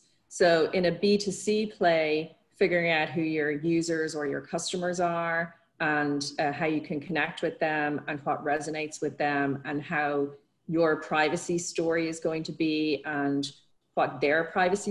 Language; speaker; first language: English; native; English